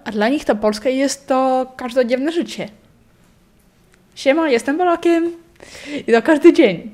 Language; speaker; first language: Polish; non-native, local second language; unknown